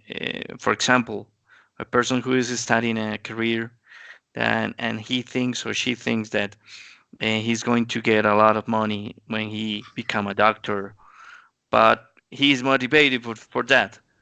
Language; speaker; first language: English; non-native, learner; Spanish